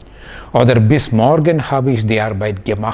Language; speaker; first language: German; non-native, fluent; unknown